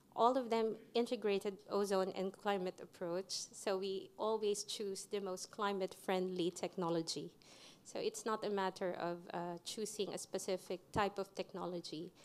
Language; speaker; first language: English; non-native, local second language; Filipino